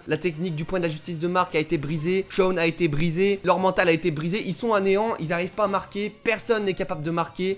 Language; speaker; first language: French; native; French